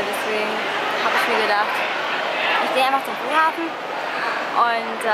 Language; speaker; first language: German; early bilingual, other home language; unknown